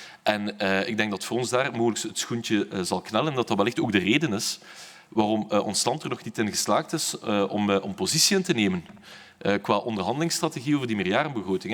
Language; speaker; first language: Dutch; native; Dutch